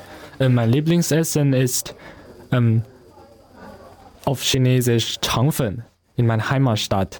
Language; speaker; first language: German; non-native, learner; Chinese